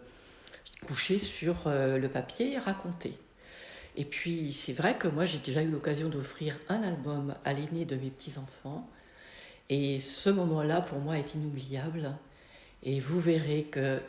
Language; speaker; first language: French; native; French